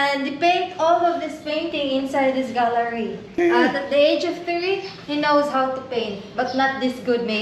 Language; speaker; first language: English; non-native, local second language; Cebuano